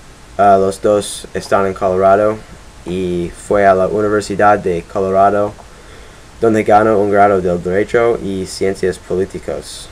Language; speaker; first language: Spanish; non-native, learner; English